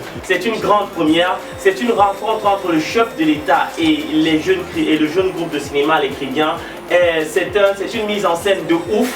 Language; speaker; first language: French; native; French